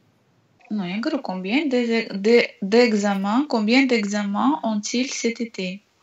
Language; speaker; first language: French; non-native, learner; Russian